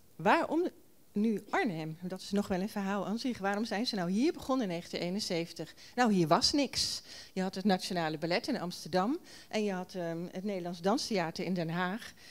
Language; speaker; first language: Dutch; native; Dutch